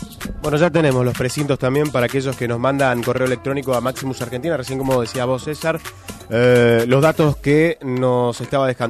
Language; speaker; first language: Spanish; native; Spanish